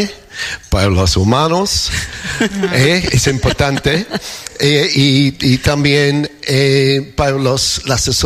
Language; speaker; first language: Spanish; non-native, fluent; English